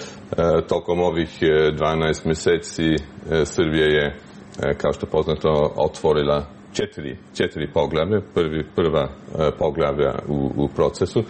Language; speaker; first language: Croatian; non-native, fluent; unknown